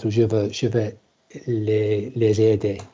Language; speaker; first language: French; non-native, learner; English